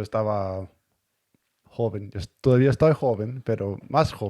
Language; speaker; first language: Spanish; non-native, learner; Danish